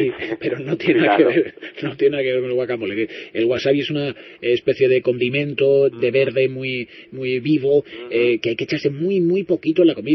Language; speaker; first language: Spanish; native; Spanish